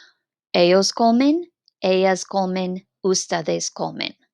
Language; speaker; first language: Spanish; non-native, fluent; English